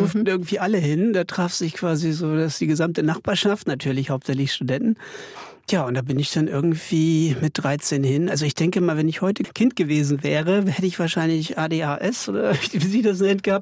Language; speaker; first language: German; native; German